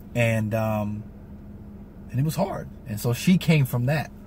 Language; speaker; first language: English; native; English